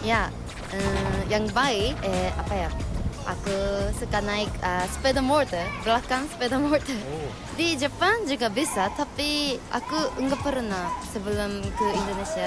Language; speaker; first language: Indonesian; non-native, learner; Japanese